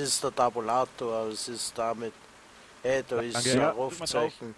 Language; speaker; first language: German; native; German